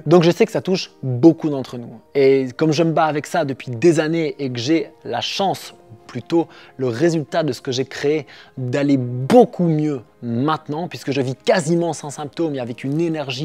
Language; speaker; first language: French; native; French